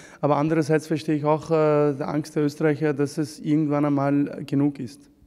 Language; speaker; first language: German; early bilingual, other home language; Arabic